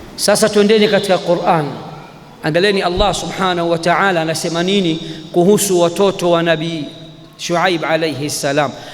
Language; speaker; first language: Swahili; native; Swahili